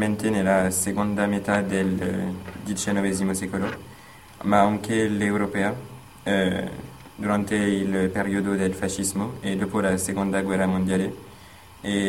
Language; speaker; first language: Italian; non-native, learner; French